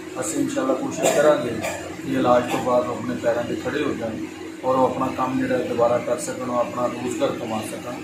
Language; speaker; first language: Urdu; non-native, local second language; Punjabi